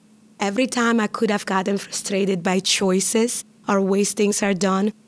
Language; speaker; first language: English; non-native, fluent; Papiamento